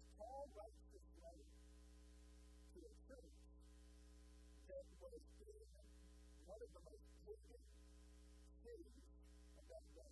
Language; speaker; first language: English; native; English